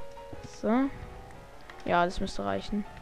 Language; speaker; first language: German; native; German